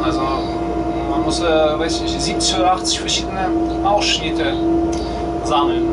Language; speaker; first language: German; non-native, fluent; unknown